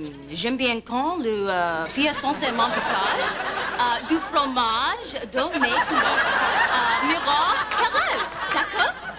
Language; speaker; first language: French; non-native, learner; English